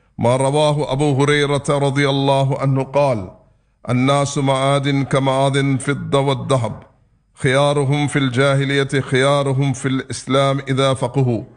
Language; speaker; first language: Arabic; non-native, fluent; Tamil